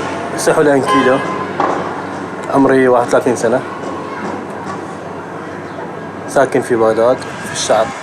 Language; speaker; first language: Arabic; native; Arabic